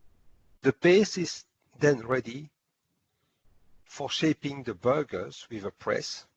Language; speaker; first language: English; non-native, fluent; French